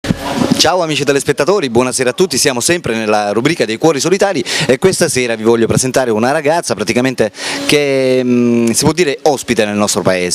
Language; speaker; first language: Italian; native; Italian